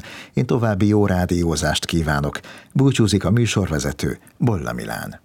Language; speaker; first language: Hungarian; native; Hungarian